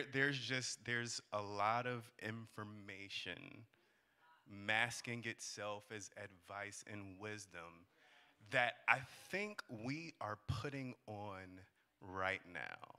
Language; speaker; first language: English; native; English